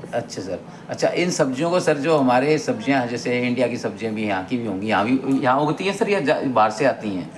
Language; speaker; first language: Hindi; native; Hindi